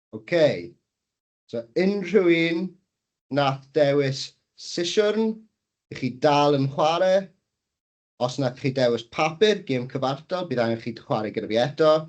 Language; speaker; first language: Welsh; native; Welsh